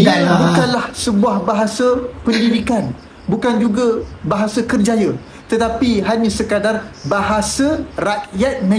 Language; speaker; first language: Malay; native; Malay